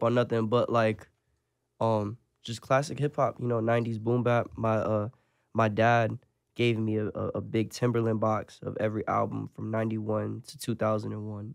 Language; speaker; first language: English; native; English